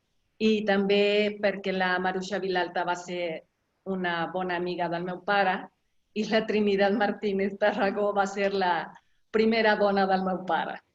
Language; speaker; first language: Catalan; non-native, learner; Spanish